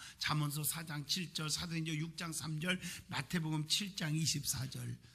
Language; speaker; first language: Korean; native; Korean